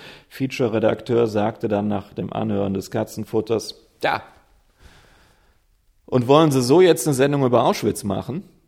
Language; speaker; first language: German; native; German